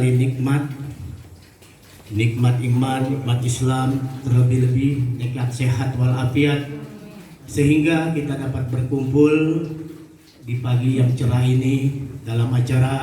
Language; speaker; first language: Indonesian; native; Indonesian